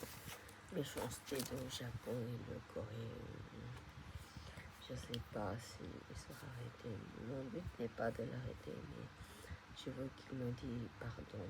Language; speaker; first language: French; non-native, fluent; Japanese